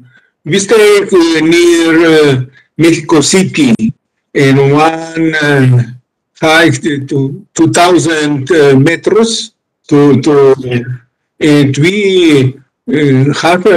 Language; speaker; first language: English; non-native, learner; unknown